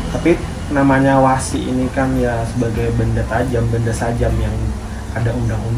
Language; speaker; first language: Indonesian; non-native, local second language; Banjar